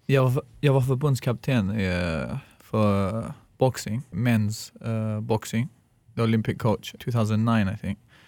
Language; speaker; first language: Swedish; non-native, fluent; Greek